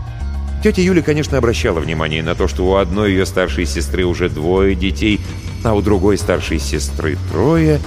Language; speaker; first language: Russian; native; Russian